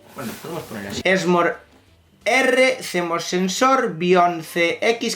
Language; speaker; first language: Spanish; non-native, local second language; Galician